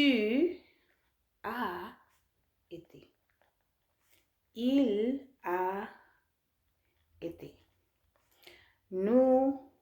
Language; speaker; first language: French; non-native, learner; English